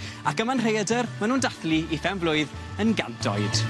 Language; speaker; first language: Welsh; native; Welsh